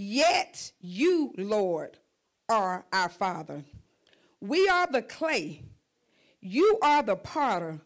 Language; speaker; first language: English; native; English